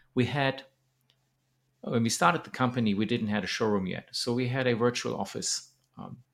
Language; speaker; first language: English; non-native, fluent; German